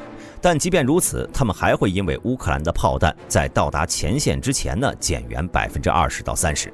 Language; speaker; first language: Chinese; native; Chinese